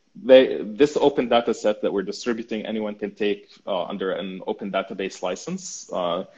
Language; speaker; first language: English; non-native, fluent; Arabic